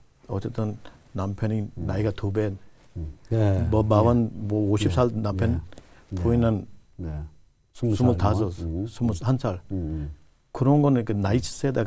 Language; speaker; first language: Korean; non-native, learner; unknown